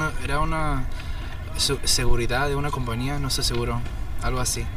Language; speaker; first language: Spanish; early bilingual, heritage; Spanish